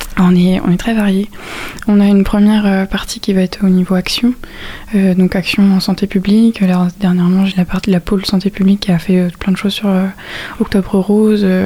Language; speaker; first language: French; native; French